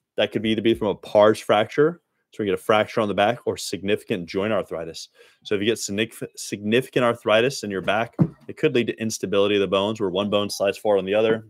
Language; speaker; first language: English; native; English